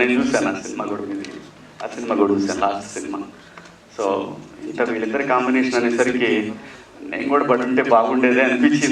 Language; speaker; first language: Telugu; native; Telugu